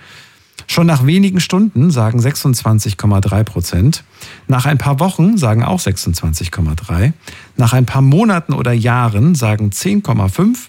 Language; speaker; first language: German; native; German